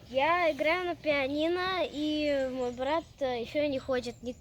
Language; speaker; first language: Russian; early bilingual, heritage; Russian